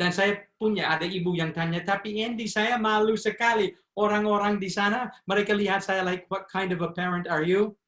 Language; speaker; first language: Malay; non-native, fluent; English